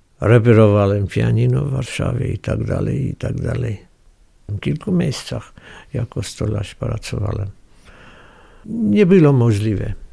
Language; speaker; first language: Polish; non-native, fluent; Armenian